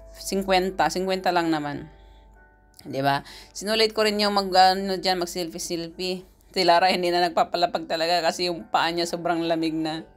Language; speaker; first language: Filipino; native; Filipino